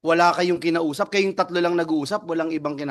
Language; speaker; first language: Filipino; native; Filipino